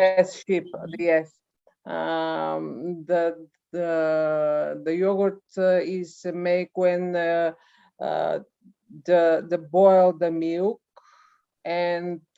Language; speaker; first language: English; non-native, learner; Bulgarian